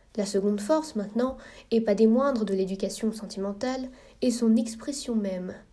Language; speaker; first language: French; native; French